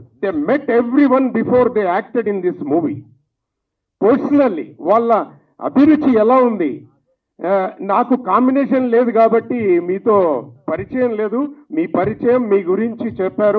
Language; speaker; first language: Telugu; native; Telugu